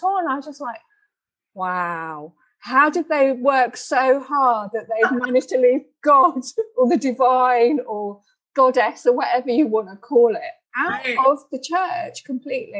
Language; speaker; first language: English; native; English